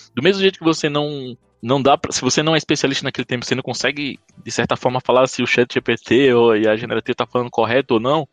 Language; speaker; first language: Portuguese; native; Portuguese